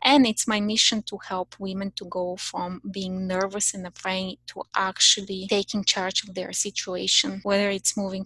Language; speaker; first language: English; non-native, fluent; Bulgarian